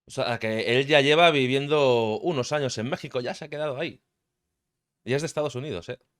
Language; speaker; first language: Spanish; native; Spanish